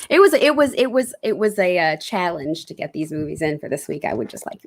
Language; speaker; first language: English; native; English